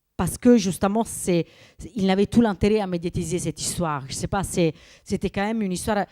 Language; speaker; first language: French; non-native, fluent; Italian